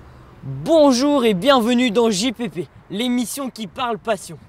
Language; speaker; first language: French; native; French